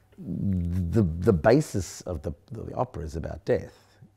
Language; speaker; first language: English; native; English